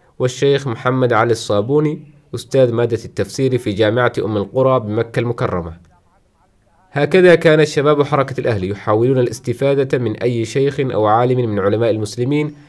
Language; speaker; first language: Arabic; non-native, local second language; Somali